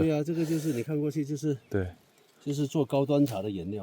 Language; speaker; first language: Chinese; native; Chinese